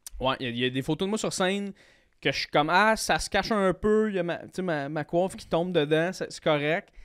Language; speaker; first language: French; native; French